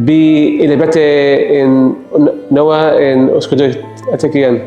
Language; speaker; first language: Basque; non-native, learner; Persian